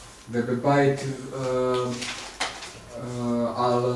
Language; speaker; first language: Hebrew; non-native, learner; Serbian